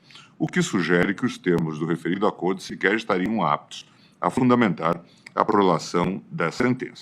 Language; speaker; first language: Portuguese; native; Portuguese